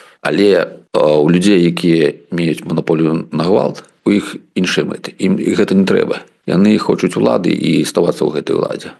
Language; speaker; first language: Belarusian; non-native, local second language; Russian